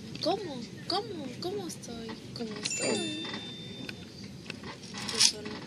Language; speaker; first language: Italian; non-native, learner; Spanish